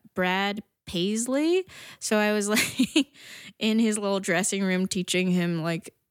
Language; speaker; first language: English; native; English